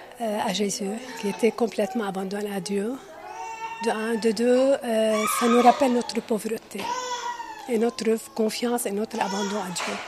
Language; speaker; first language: French; non-native, local second language; Arabic